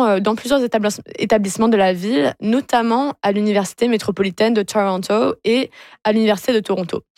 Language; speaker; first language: French; native; French